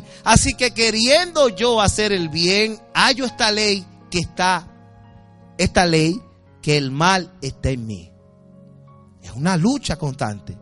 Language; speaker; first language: Spanish; native; Spanish